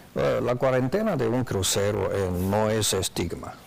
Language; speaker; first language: Spanish; non-native, fluent; Chinese